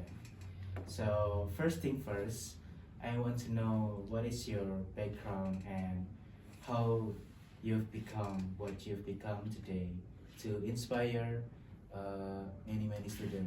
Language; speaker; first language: English; non-native, local second language; Indonesian